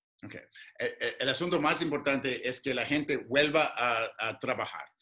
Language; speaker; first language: Spanish; non-native, fluent; English